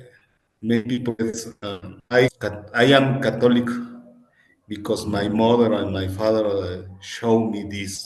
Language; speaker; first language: English; non-native, learner; Spanish